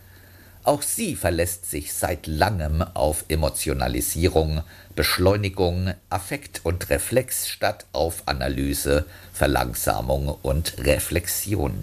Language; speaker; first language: German; native; German